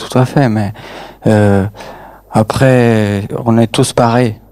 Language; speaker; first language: French; non-native, fluent; Albanian